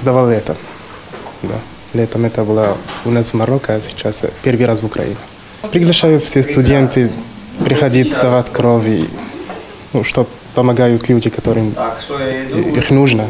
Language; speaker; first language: Russian; non-native, learner; Arabic